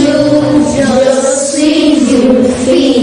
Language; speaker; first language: French; non-native, learner; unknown